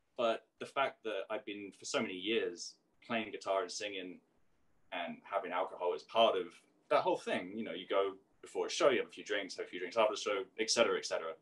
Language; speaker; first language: English; native; English